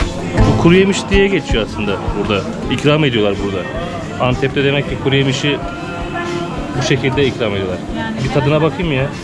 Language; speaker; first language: Turkish; native; Turkish